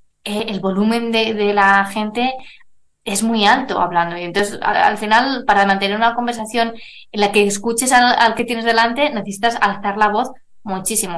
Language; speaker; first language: Spanish; native; Spanish